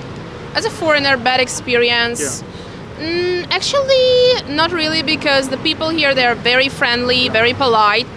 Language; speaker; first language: English; non-native, fluent; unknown